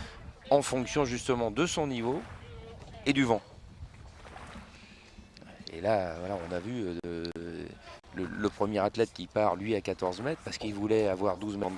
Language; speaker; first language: French; native; French